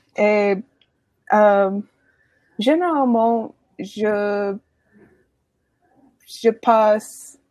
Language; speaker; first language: French; non-native, learner; English